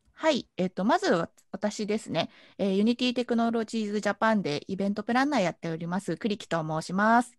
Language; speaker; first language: Japanese; native; Japanese